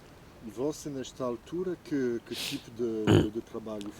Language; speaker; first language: Portuguese; non-native, fluent; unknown